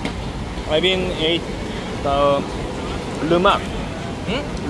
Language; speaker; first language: English; non-native, learner; Korean